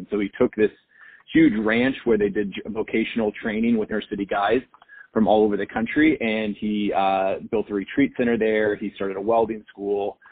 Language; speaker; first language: English; native; English